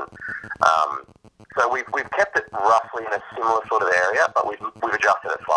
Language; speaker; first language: English; native; English